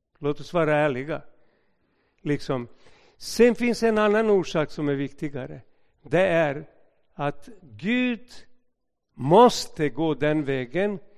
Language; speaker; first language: Swedish; non-native, fluent; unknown